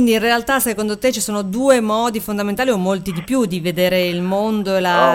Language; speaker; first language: Italian; native; Italian